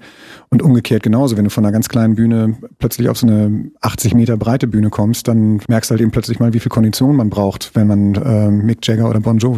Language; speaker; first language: German; native; German